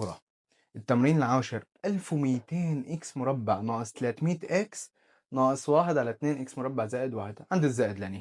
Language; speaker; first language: Arabic; native; Arabic